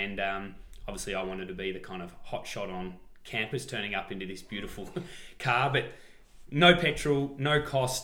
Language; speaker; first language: English; native; English